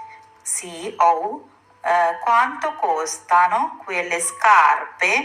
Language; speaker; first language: Italian; non-native, fluent; Sinhala